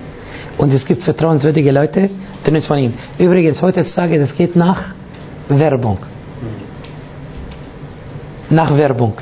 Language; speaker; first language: German; non-native, fluent; Arabic